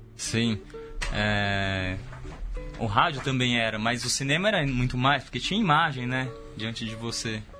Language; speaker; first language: Portuguese; native; Portuguese